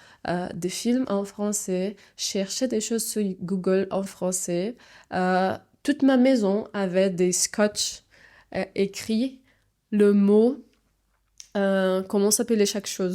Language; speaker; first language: French; non-native, fluent; Portuguese